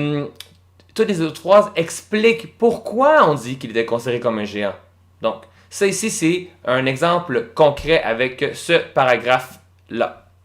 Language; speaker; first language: French; native; French